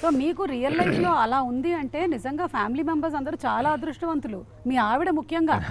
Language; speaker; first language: Telugu; native; Telugu